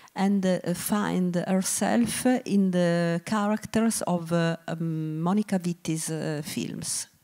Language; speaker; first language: English; non-native, learner; Italian